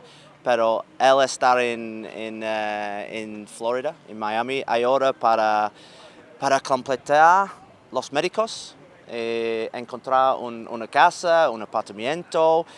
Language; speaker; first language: Spanish; non-native, learner; English